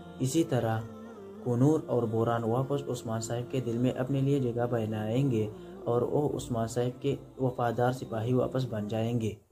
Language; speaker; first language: Urdu; non-native, local second language; Pashto